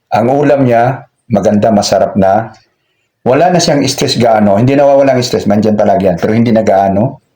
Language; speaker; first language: Filipino; non-native, local second language; Cebuano